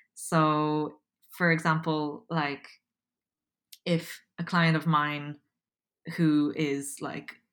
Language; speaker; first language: English; native; English